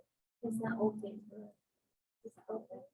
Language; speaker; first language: English; non-native, learner; Portuguese